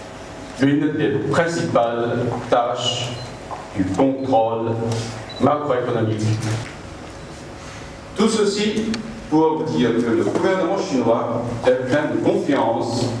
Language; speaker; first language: French; non-native, fluent; Chinese